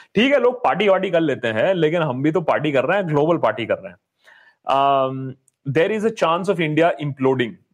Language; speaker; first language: Hindi; native; Hindi